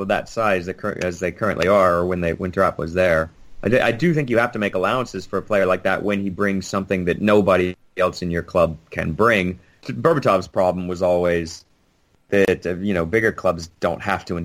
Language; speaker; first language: English; native; English